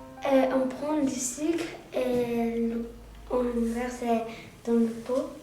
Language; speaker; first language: French; non-native, learner; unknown